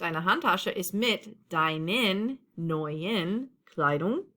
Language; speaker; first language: German; non-native, fluent; English